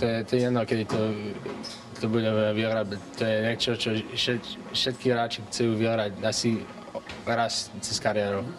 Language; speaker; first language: Slovak; early bilingual, heritage; English